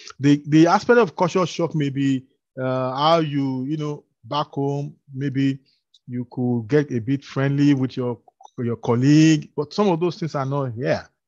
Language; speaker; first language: English; non-native, local second language; Yoruba